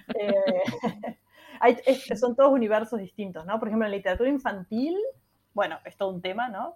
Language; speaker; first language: Spanish; non-native, local second language; German